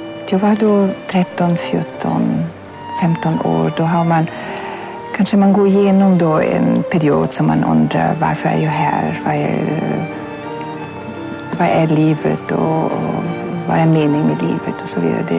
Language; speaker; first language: Swedish; non-native, fluent; German